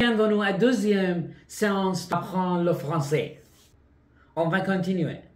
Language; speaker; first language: French; non-native, learner; Persian